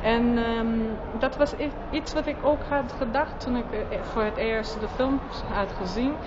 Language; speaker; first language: Dutch; non-native, fluent; Portuguese